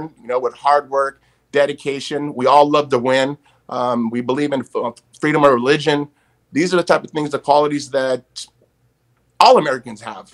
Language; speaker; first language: English; native; English